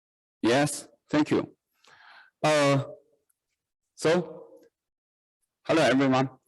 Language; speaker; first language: English; non-native, learner; Chinese